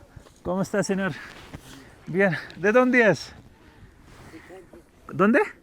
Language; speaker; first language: Spanish; non-native, learner; Hindi